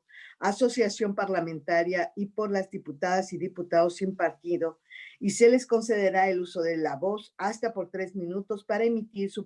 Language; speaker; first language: Spanish; native; Spanish